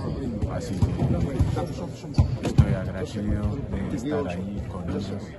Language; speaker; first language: Spanish; non-native, fluent; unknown